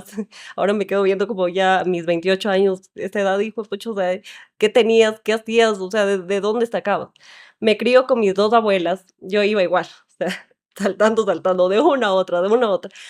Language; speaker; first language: Spanish; native; Spanish